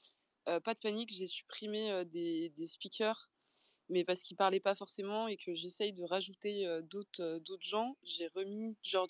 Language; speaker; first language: French; native; French